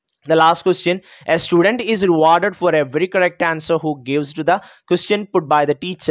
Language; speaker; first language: English; non-native, local second language; Malayalam